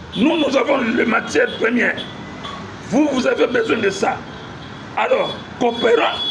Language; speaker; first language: French; non-native, local second language; Lingala